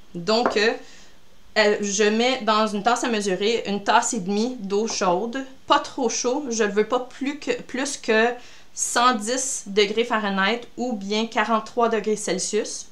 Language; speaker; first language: French; native; French